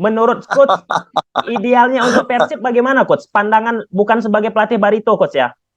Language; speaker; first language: Indonesian; native; Indonesian